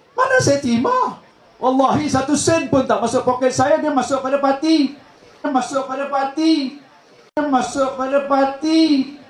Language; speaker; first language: Malay; native; Malay